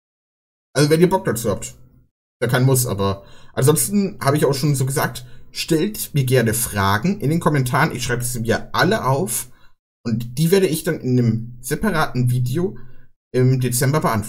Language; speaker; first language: German; native; German